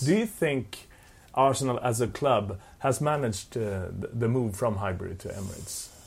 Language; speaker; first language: English; non-native, fluent; Swedish